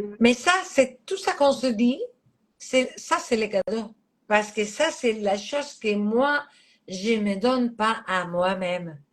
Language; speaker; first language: French; non-native, fluent; Catalan